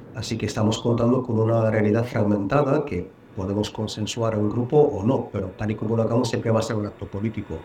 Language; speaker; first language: Spanish; non-native, fluent; Bulgarian